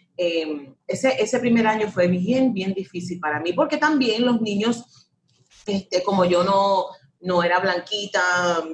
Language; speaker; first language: Spanish; early bilingual, heritage; Spanish